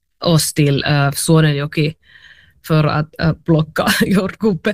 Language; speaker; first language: Swedish; non-native, learner; Finnish